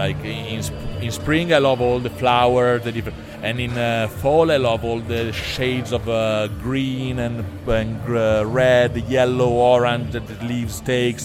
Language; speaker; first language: English; non-native, fluent; Italian